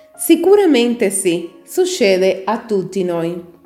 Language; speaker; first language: Italian; native; Italian